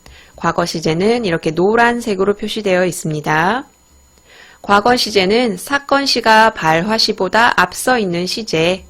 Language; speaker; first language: Korean; native; Korean